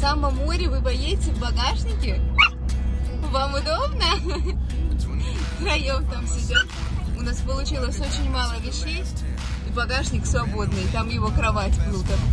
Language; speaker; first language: Russian; native; Russian